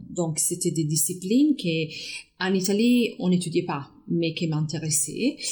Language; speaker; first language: French; non-native, fluent; Italian